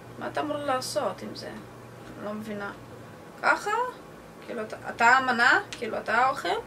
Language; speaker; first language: Hebrew; native; Hebrew